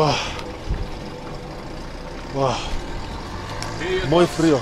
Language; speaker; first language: Spanish; non-native, learner; English